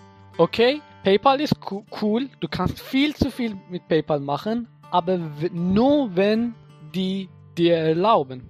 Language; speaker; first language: German; non-native, fluent; Persian